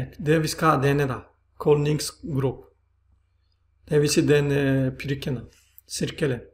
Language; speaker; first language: Swedish; non-native, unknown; Turkish